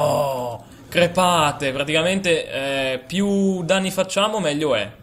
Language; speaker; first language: Italian; native; Italian